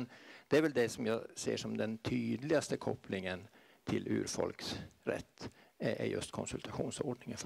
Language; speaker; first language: Swedish; native; Swedish